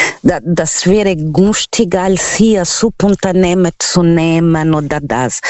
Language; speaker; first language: German; non-native, fluent; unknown